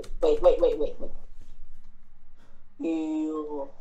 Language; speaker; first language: English; non-native, fluent; French